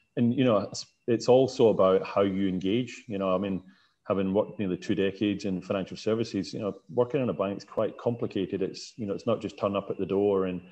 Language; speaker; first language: English; native; English